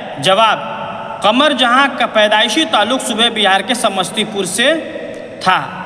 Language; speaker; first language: Urdu; native; Urdu